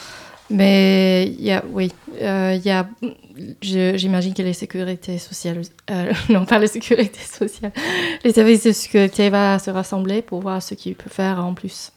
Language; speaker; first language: French; non-native, fluent; English